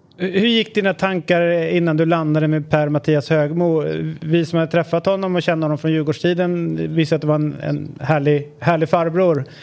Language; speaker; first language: Swedish; native; Swedish